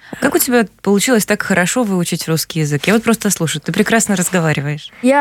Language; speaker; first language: Russian; native; Russian